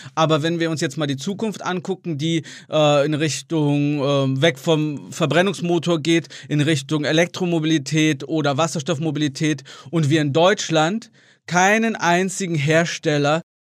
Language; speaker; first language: German; native; German